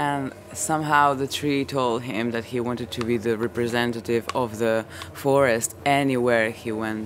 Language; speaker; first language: English; non-native, fluent; Spanish